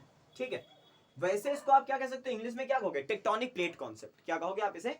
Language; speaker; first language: Hindi; native; Hindi